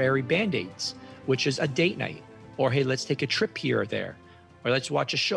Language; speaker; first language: English; native; English